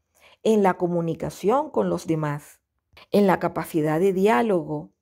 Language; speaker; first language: Spanish; native; Spanish